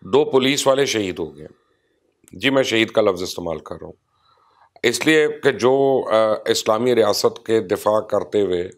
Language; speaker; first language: Urdu; non-native, local second language; Punjabi